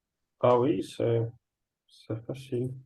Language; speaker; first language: French; non-native, learner; Russian